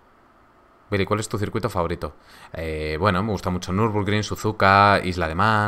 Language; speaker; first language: Spanish; native; Spanish